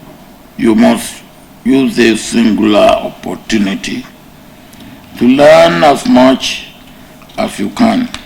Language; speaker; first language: English; non-native, local second language; Yoruba